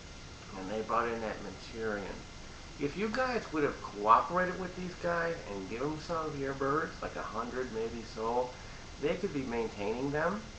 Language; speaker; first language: English; native; English